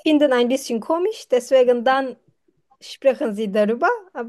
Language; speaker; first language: German; non-native, learner; Turkish